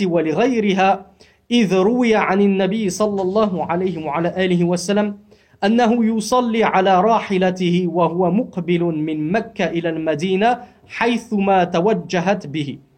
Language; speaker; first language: Arabic; non-native, fluent; French